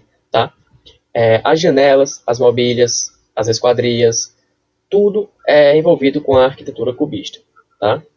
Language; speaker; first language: Portuguese; native; Portuguese